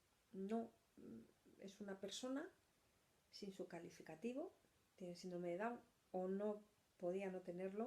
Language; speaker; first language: Spanish; native; Spanish